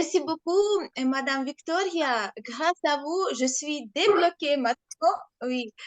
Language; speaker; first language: French; non-native, learner; Ukrainian